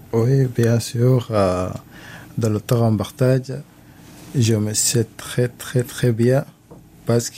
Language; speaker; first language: French; non-native, learner; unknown